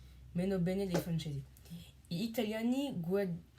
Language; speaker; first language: Italian; non-native, learner; French